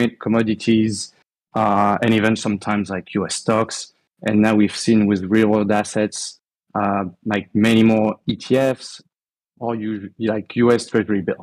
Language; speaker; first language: English; non-native, fluent; French